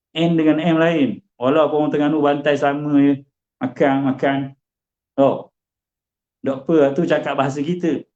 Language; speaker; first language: Malay; native; Malay